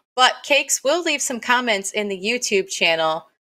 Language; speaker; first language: English; native; English